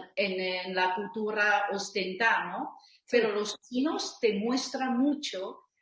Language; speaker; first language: Spanish; non-native, learner; Chinese